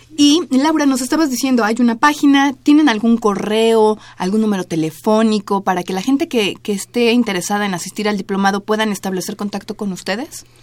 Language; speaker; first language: Spanish; native; Spanish